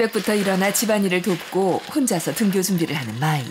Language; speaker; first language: Korean; native; Korean